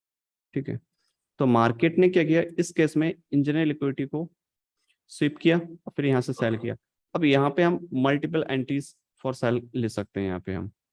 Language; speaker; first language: Hindi; native; Hindi